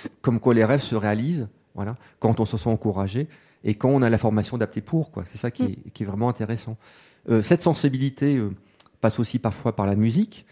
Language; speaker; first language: French; native; French